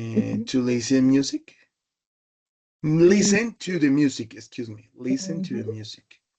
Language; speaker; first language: English; non-native, learner; Spanish